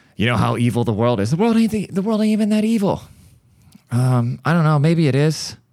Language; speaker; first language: English; early bilingual, other home language; German